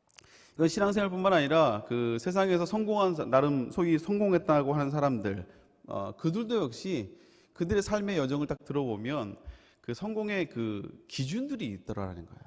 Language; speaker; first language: Korean; native; Korean